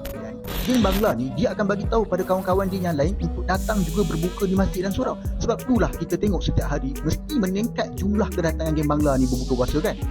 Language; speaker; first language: Malay; native; Malay